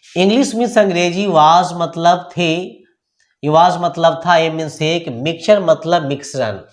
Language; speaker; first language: Hindi; native; Hindi